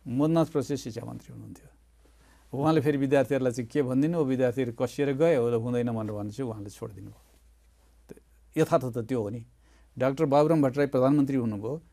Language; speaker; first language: Nepali; native; Nepali